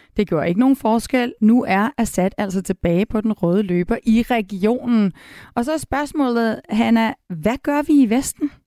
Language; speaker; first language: Danish; native; Danish